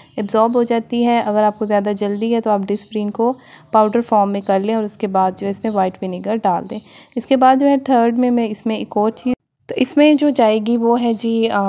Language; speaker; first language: Hindi; native; Hindi